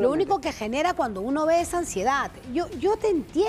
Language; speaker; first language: Spanish; native; Spanish